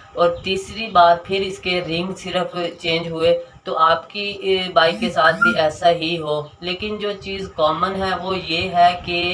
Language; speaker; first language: Urdu; native; Urdu